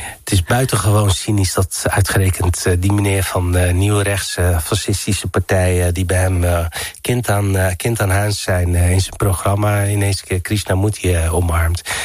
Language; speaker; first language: Dutch; early bilingual, other home language; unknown